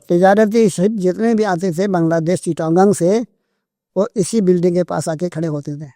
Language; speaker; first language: Urdu; native; Urdu